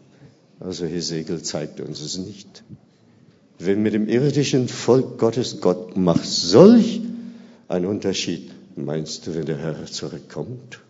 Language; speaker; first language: German; non-native, fluent; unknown